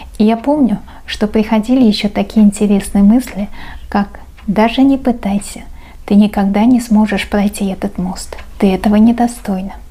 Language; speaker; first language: Russian; non-native, local second language; Uzbek